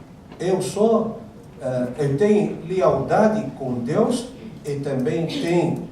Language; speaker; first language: Portuguese; non-native, fluent; Arabic